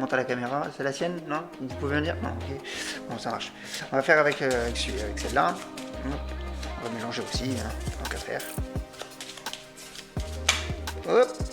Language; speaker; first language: French; native; French